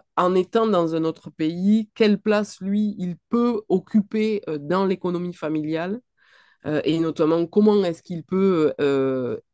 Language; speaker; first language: French; native; French